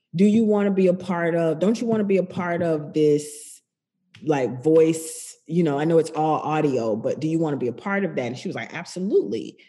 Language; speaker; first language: English; native; English